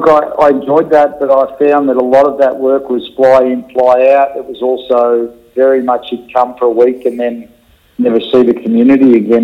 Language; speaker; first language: English; native; English